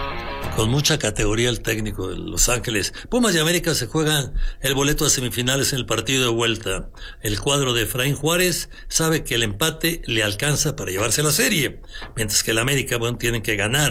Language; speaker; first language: Spanish; native; Spanish